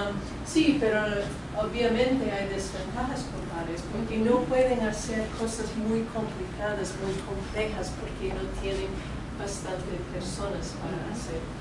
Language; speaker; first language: Spanish; non-native, fluent; English